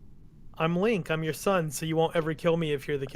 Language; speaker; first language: English; native; English